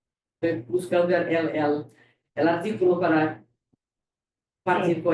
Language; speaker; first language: Spanish; non-native, fluent; Portuguese